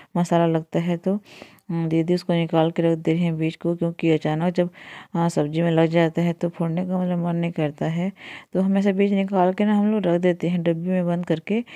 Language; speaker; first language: Hindi; non-native, local second language; Odia